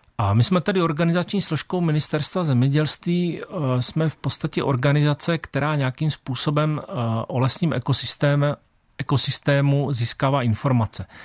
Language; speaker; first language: Czech; native; Czech